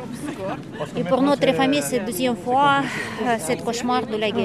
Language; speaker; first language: French; non-native, learner; Russian